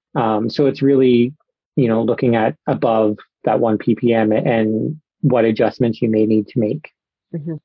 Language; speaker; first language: English; native; English